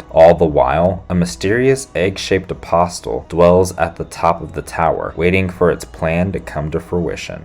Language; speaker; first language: English; native; English